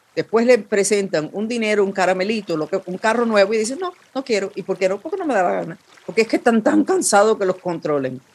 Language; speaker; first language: Spanish; non-native, fluent; English